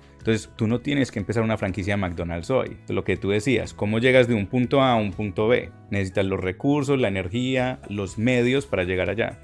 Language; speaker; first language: Spanish; native; Spanish